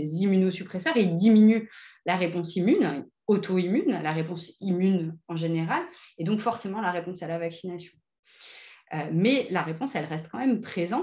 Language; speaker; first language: French; native; French